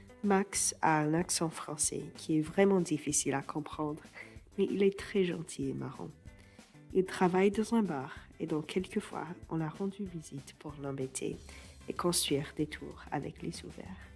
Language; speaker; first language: French; non-native, fluent; English